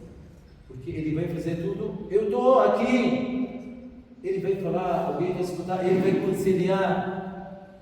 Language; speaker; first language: Portuguese; non-native, fluent; Arabic